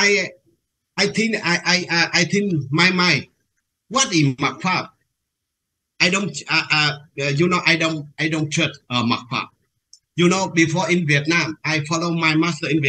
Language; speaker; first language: English; non-native, learner; Vietnamese